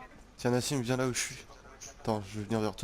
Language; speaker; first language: French; native; French